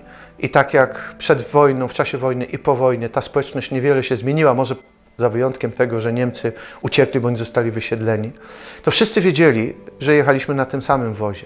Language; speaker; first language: Polish; native; Polish